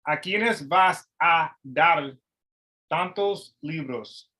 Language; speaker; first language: Spanish; non-native, learner; English